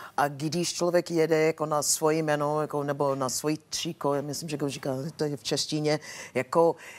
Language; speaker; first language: Czech; non-native, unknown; English